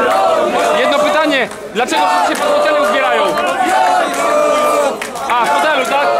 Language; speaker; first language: Polish; native; Polish